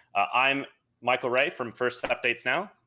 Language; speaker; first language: English; native; English